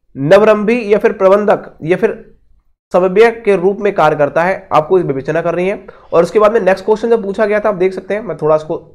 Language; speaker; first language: Hindi; native; Hindi